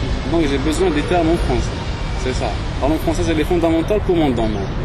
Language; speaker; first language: French; non-native, local second language; Arabic